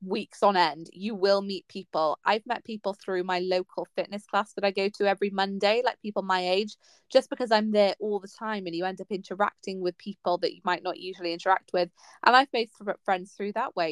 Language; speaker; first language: English; native; English